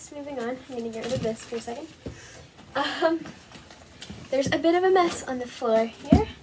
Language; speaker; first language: English; native; English